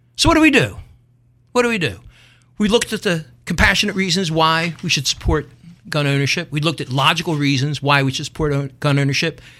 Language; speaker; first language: English; native; English